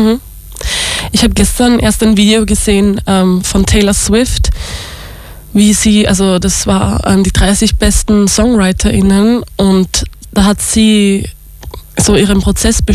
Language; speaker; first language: German; native; German